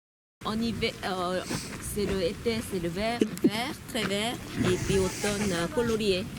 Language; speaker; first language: French; non-native, learner; Korean